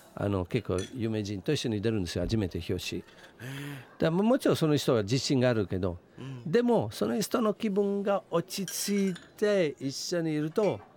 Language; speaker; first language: Japanese; non-native, fluent; Italian